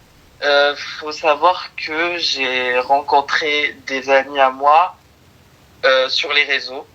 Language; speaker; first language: French; native; French